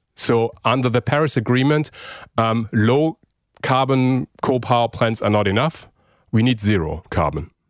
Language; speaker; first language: English; non-native, fluent; German